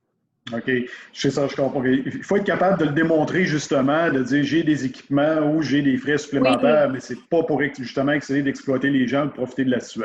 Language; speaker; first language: French; native; French